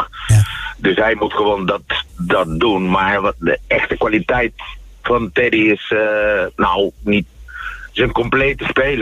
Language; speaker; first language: Dutch; non-native, fluent; Spanish